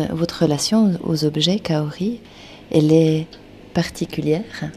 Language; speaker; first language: French; native; French